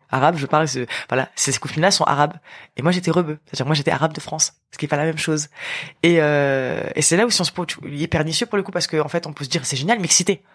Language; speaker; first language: French; native; French